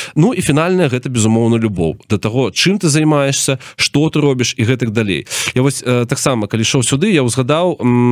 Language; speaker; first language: Belarusian; non-native, local second language; Russian